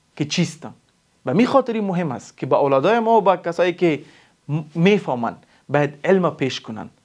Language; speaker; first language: Persian; non-native, local second language; Pashto